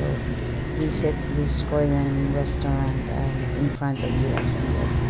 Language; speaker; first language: English; non-native, local second language; Filipino